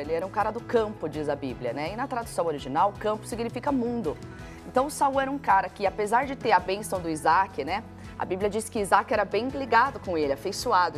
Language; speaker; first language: Portuguese; native; Portuguese